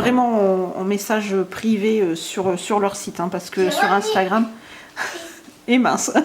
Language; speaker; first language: French; native; French